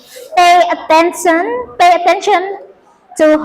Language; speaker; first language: English; non-native, fluent; Indonesian